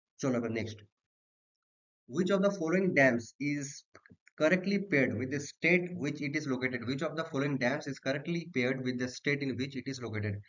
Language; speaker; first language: English; non-native, local second language; Bangla